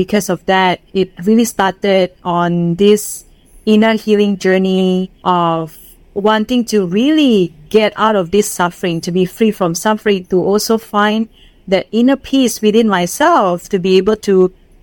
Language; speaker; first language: English; non-native, fluent; Indonesian